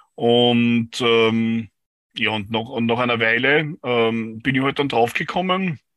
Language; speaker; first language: German; native; German